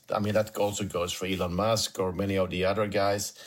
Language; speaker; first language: English; non-native, fluent; Swedish